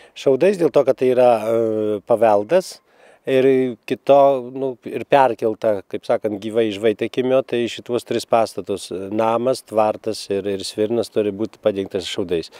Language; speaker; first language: Lithuanian; native; Lithuanian